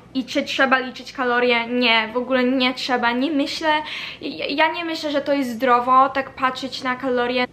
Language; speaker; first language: Polish; early bilingual, heritage; Polish